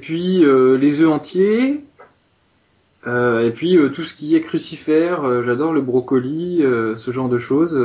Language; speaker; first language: French; native; French